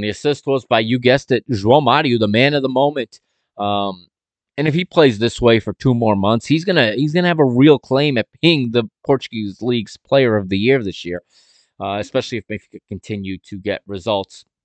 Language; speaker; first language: English; native; English